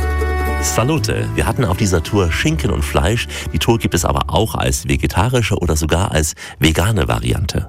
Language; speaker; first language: German; native; German